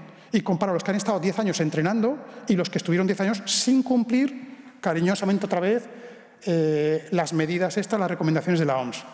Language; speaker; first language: Spanish; native; Spanish